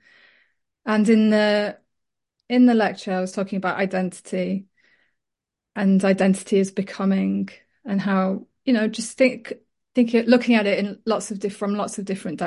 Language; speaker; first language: English; native; English